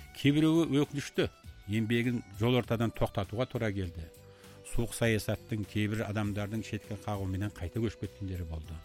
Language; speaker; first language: Kazakh; early bilingual, heritage; Kazakh